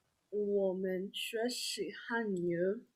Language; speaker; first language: Chinese; non-native, learner; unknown